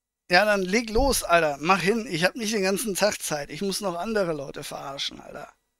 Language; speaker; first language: German; native; German